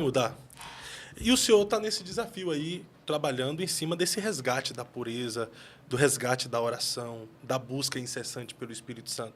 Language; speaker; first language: Portuguese; native; Portuguese